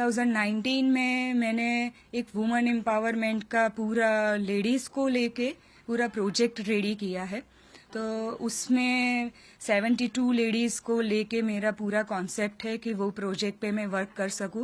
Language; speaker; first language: Hindi; non-native, local second language; Gujarati